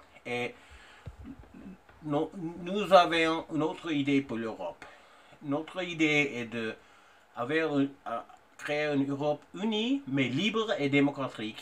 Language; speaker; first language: French; non-native, fluent; English